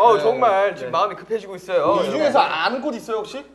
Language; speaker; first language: Korean; native; Korean